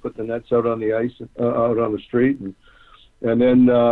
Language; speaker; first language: English; native; English